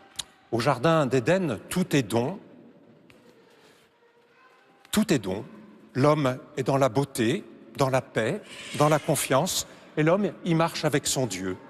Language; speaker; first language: French; native; French